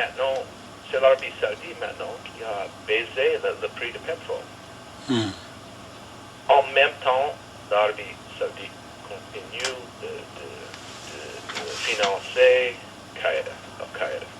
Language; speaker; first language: French; non-native, learner; English